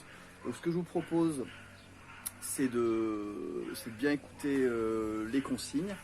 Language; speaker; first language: French; native; French